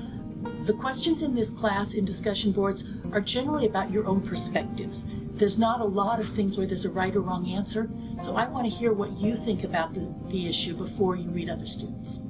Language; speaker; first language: English; native; English